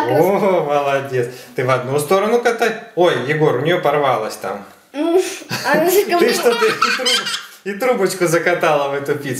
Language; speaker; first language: Russian; native; Russian